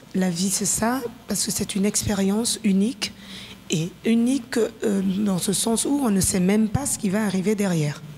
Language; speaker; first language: French; non-native, local second language; Bambara